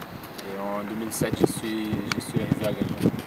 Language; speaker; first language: French; non-native, learner; Portuguese